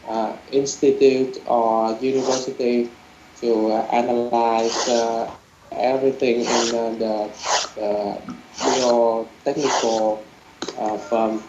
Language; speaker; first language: English; non-native, learner; Vietnamese